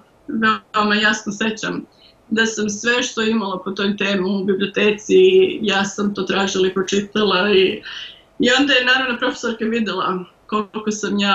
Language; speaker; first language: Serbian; early bilingual, heritage; Serbian